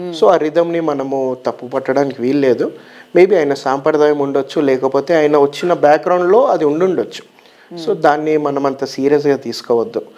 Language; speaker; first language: Telugu; native; Telugu